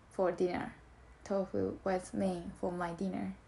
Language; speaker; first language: English; non-native, learner; Japanese